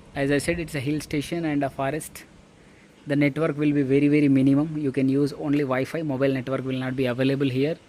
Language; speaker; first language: English; non-native, local second language; Telugu